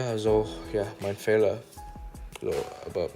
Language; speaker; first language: German; non-native, learner; English